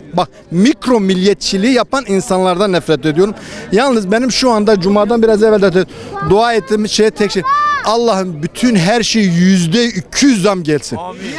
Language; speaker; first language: Turkish; non-native, local second language; Kurdish